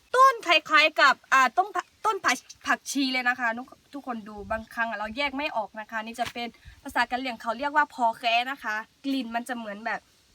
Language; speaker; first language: Thai; non-native, local second language; S'gaw Karen